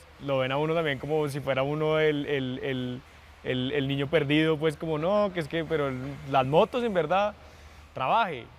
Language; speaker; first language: Spanish; native; Spanish